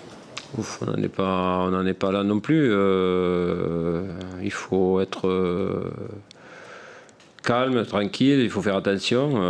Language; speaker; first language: French; native; French